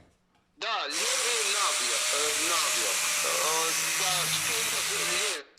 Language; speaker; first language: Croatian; non-native, learner; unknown